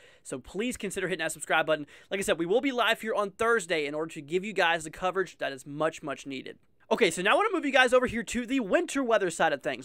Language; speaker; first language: English; native; English